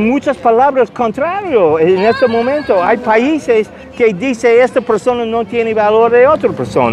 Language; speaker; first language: Spanish; non-native, learner; English